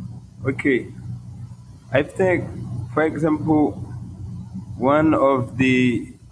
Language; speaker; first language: English; non-native, local second language; Haitian Creole